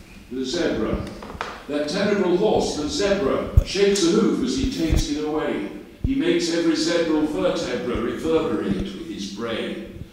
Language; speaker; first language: English; native; English